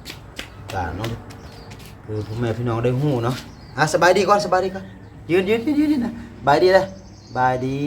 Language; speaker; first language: Thai; non-native, local second language; Lao